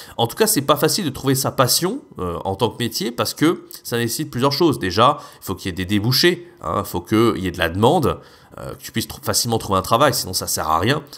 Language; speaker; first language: French; native; French